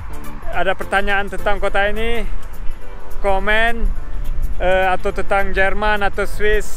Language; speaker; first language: Indonesian; early bilingual, heritage; German